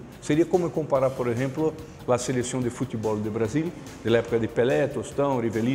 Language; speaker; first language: Spanish; non-native, fluent; Portuguese